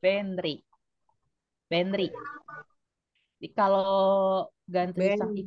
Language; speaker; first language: Indonesian; native; Indonesian